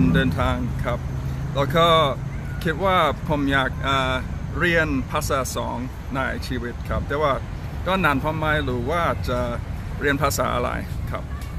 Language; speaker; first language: Thai; non-native, learner; English